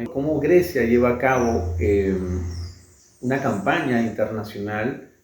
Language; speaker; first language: Spanish; native; Spanish